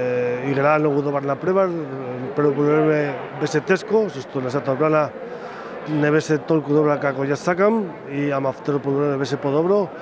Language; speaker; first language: Macedonian; non-native, learner; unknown